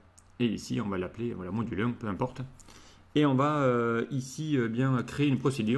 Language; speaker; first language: French; native; French